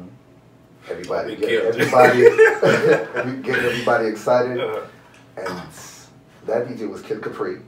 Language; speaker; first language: English; native; English